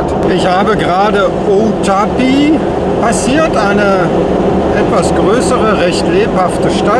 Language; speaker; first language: German; native; German